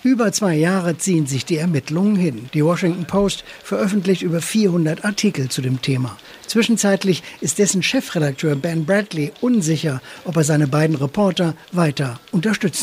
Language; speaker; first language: German; native; German